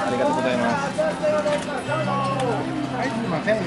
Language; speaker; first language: Japanese; non-native, learner; Korean